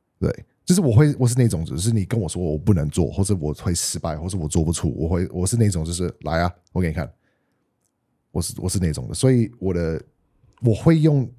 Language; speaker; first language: Chinese; non-native, fluent; English